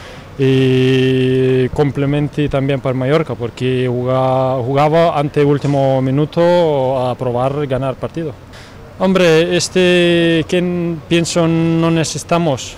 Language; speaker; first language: Spanish; non-native, learner; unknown